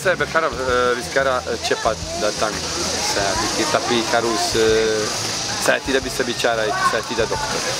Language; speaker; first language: Indonesian; non-native, learner; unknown